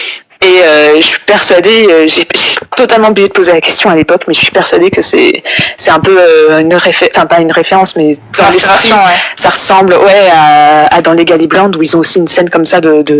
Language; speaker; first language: French; native; French